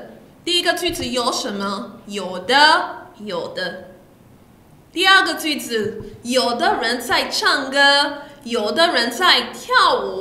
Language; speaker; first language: Chinese; non-native, fluent; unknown